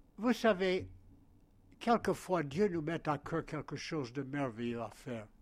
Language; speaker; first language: French; non-native, fluent; English